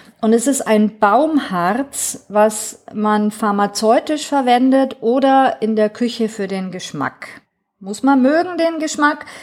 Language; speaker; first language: German; non-native, fluent; Greek